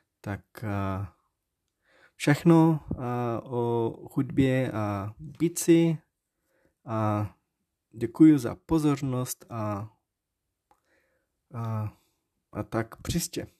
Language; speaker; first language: Czech; non-native, learner; Portuguese